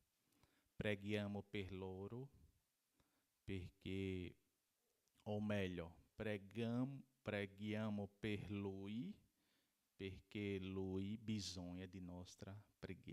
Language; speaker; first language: Italian; non-native, learner; Portuguese